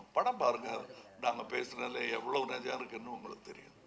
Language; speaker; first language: Tamil; native; Tamil